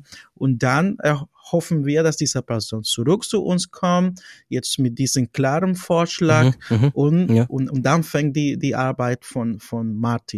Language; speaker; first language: German; non-native, fluent; Spanish